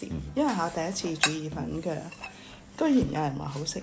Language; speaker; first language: English; non-native, learner; Cantonese